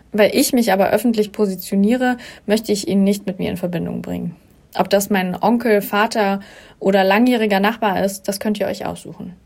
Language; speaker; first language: German; native; German